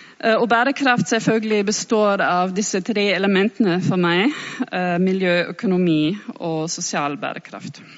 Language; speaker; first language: Norwegian; non-native, fluent; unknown